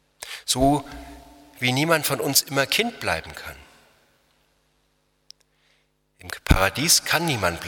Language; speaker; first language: German; native; German